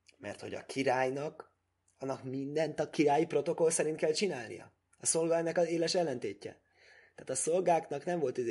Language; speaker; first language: Hungarian; early bilingual, heritage; Hungarian